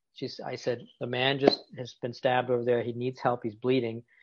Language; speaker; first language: English; native; English